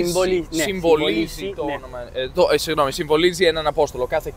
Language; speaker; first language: Greek; native; Greek